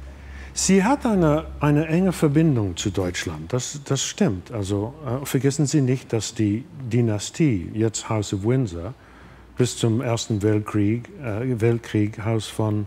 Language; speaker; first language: German; non-native, fluent; English